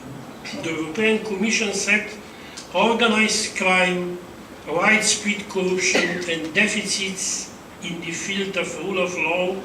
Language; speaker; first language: English; non-native, fluent; Bulgarian